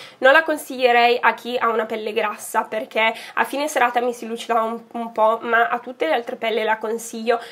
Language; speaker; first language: Italian; native; Italian